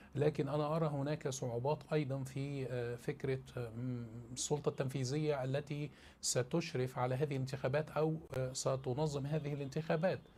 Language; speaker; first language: Arabic; native; Arabic